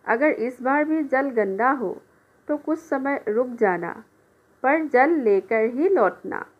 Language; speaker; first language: Hindi; non-native, local second language; Assamese